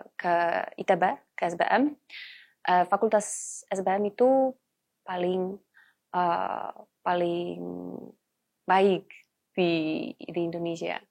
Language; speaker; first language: Indonesian; non-native, fluent; Polish